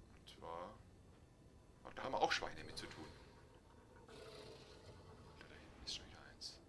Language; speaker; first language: German; native; German